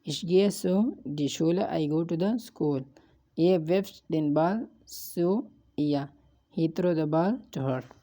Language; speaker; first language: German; non-native, learner; Hindi